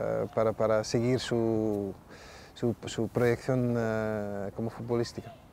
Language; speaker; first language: Spanish; non-native, fluent; Dutch